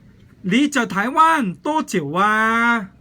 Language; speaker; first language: Chinese; non-native, local second language; Cantonese